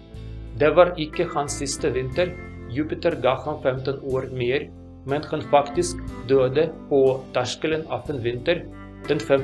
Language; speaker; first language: Norwegian; non-native, learner; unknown